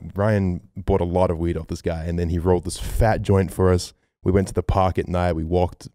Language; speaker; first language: English; native; English